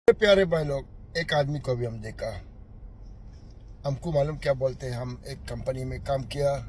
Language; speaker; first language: Hindi; non-native, learner; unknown